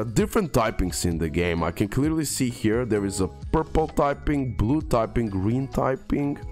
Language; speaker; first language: English; non-native, fluent; Croatian